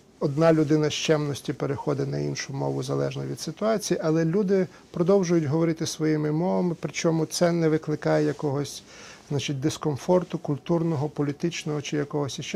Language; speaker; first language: Ukrainian; early bilingual, heritage; Ukrainian